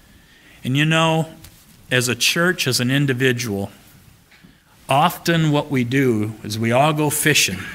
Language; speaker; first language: English; native; English